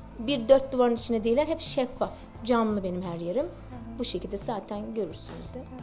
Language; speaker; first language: Turkish; early bilingual, heritage; Turkish